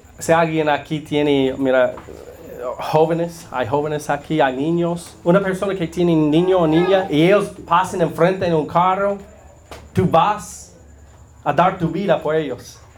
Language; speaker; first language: Spanish; non-native, learner; English